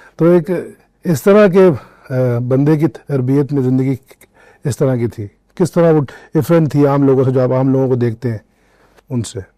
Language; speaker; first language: Urdu; native; Urdu